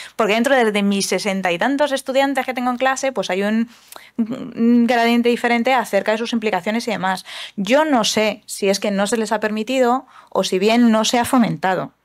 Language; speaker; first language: Spanish; native; Spanish